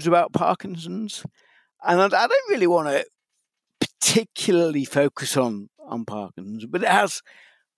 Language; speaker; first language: English; native; English